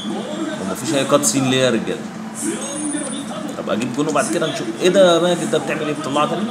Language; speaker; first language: Arabic; native; Arabic